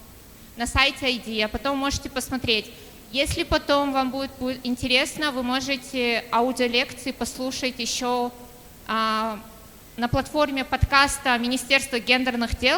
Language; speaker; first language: Russian; non-native, local second language; Kyrgyz